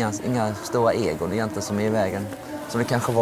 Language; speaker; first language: Swedish; native; Swedish